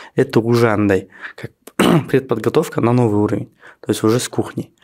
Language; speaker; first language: Russian; non-native, local second language; Kazakh